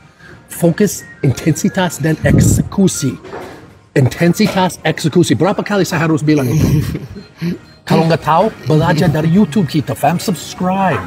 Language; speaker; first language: Indonesian; non-native, fluent; English